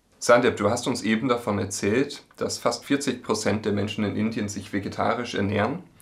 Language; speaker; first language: German; native; German